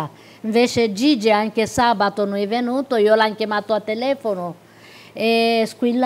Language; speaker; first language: Italian; non-native, local second language; Romanian